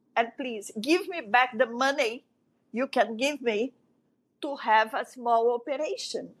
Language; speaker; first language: English; non-native, fluent; French